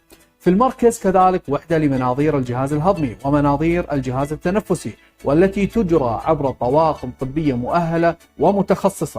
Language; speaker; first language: Arabic; native; Arabic